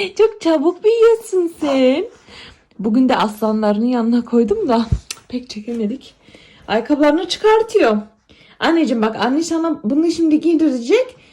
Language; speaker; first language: Turkish; early bilingual, heritage; Turkish